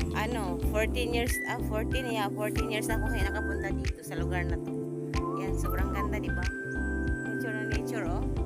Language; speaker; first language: Filipino; non-native, local second language; Cebuano